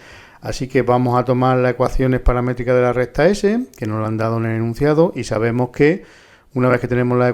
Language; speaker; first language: Spanish; native; Spanish